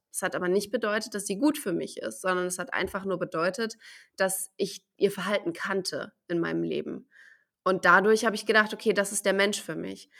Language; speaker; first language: German; native; German